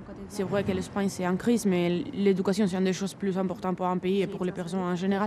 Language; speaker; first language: French; non-native, learner; Spanish